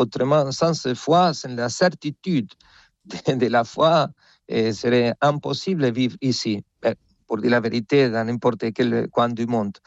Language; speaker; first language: French; non-native, fluent; Spanish